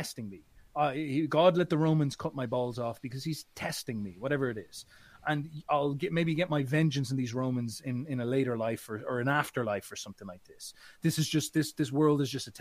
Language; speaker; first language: English; native; English